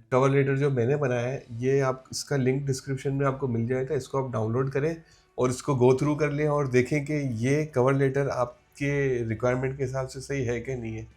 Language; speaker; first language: Urdu; native; Urdu